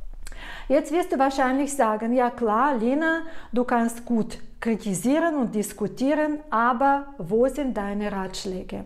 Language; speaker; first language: German; non-native, fluent; Russian